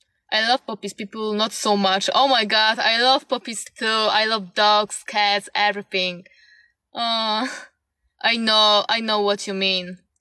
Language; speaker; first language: English; non-native, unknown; Polish